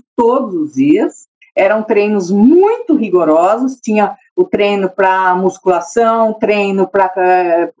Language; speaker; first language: Portuguese; native; Portuguese